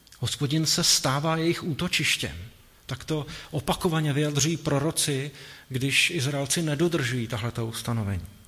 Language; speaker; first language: Czech; native; Czech